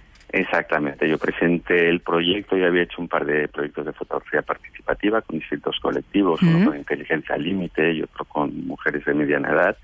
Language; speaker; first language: Spanish; native; Spanish